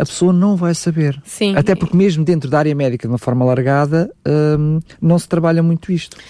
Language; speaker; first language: Portuguese; native; Portuguese